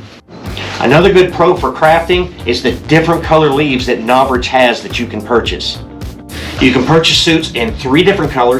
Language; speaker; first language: English; native; English